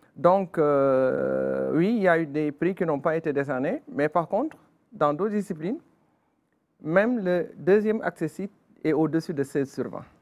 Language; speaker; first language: French; non-native, local second language; Wolof